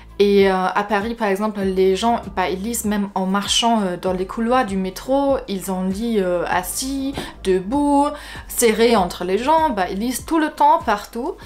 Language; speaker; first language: French; non-native, fluent; German